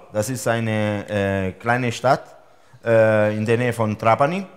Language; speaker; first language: German; non-native, learner; Italian